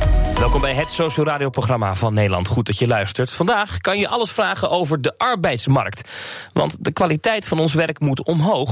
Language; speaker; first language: Dutch; native; Dutch